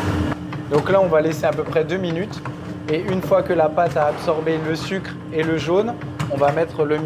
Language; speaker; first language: French; native; French